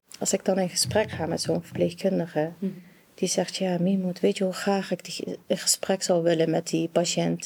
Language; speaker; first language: Dutch; non-native, fluent; Arabic